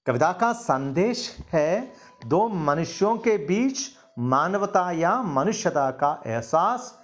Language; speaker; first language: Hindi; non-native, local second language; Malayalam